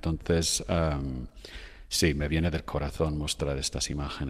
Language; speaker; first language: Spanish; non-native, fluent; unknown